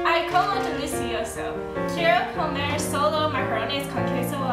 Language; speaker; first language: Spanish; non-native, learner; English